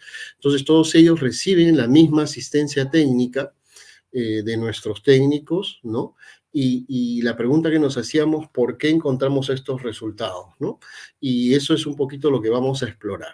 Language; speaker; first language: Spanish; native; Spanish